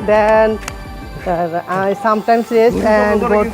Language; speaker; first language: English; non-native, learner; Bangla